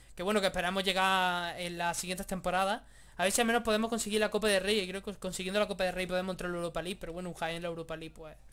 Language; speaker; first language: Spanish; native; Spanish